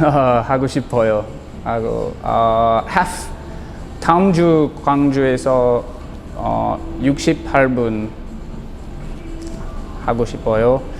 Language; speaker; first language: Korean; non-native, learner; English